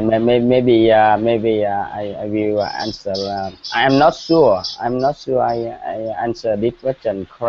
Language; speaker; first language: English; non-native, learner; Vietnamese